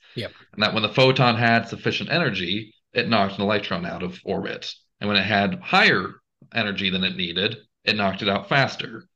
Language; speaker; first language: English; native; English